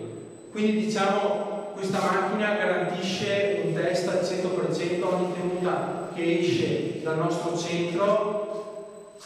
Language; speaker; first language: Italian; native; Italian